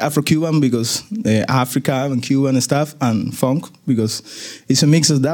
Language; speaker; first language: English; non-native, learner; Spanish